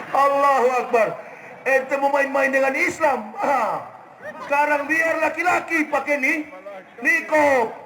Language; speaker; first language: Indonesian; native; Indonesian